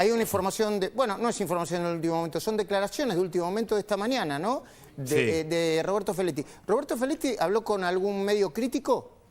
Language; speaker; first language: Spanish; native; Spanish